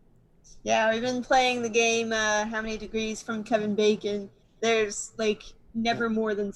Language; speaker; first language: English; native; English